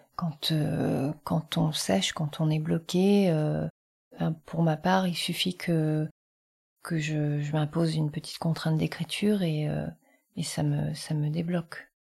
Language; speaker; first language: French; early bilingual, other home language; Vietnamese